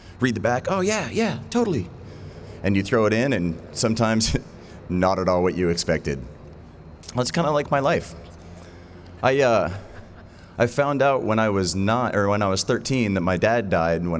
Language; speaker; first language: English; native; English